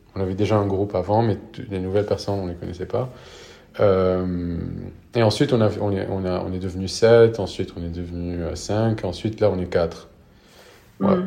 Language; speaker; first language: French; non-native, local second language; Arabic